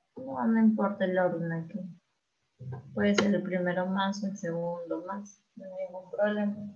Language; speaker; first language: Spanish; native; Spanish